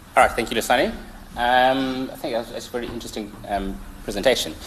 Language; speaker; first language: English; non-native, local second language; Xhosa